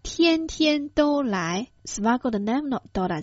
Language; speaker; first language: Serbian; non-native, fluent; Chinese